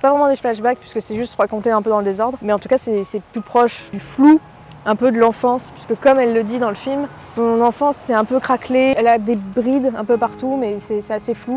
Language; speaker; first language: French; native; French